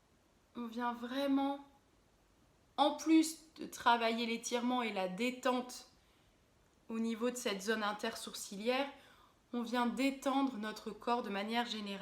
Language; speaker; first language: French; native; French